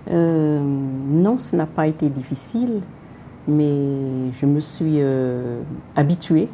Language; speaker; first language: French; non-native, local second language; Malagasy